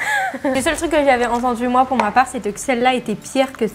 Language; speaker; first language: French; native; French